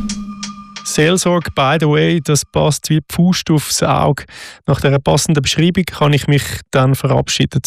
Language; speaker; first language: German; native; German